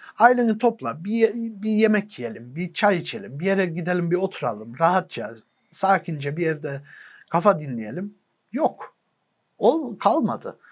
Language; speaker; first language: Turkish; early bilingual, heritage; Turkish